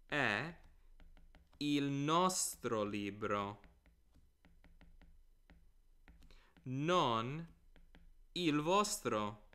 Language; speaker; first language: Italian; non-native, fluent; English